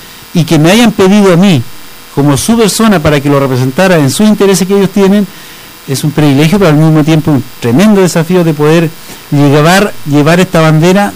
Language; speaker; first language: Spanish; native; Spanish